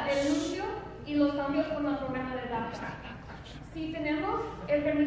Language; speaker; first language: Spanish; early bilingual, other home language; English